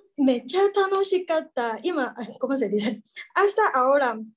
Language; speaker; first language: Spanish; non-native, learner; Chinese